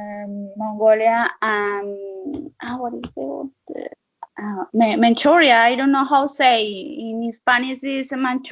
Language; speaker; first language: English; non-native, learner; Spanish